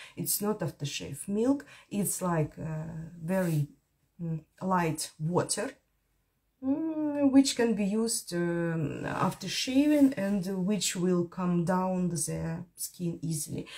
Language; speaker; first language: English; non-native, fluent; Ukrainian